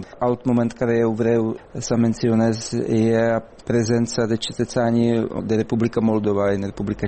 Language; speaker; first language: Romanian; non-native, learner; Czech